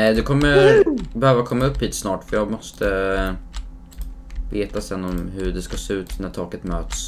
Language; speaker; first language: Swedish; native; Swedish